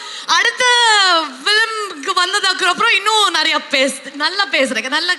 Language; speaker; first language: Tamil; non-native, learner; Kannada